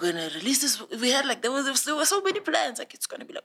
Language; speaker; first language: English; non-native, local second language; Zulu